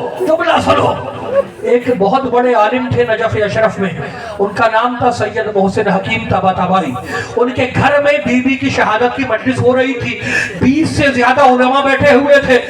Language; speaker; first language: Urdu; native; Urdu